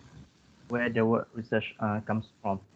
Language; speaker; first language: English; non-native, learner; Malay